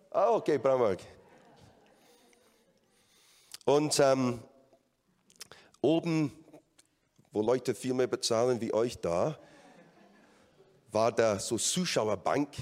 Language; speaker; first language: German; non-native, fluent; English